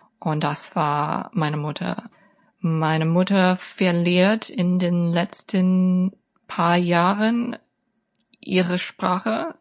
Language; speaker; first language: German; non-native, fluent; Chinese